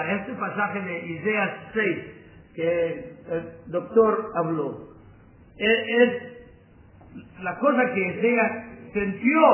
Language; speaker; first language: Spanish; non-native, learner; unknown